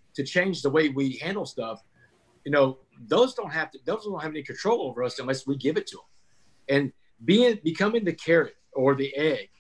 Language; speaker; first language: English; native; English